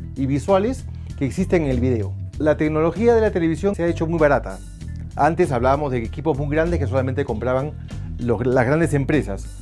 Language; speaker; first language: Spanish; native; Spanish